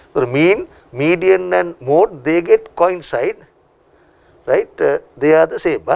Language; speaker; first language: English; non-native, local second language; Sinhala